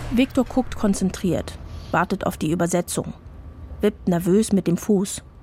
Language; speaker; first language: German; native; German